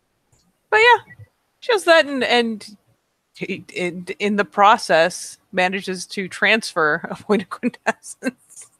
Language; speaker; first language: English; native; English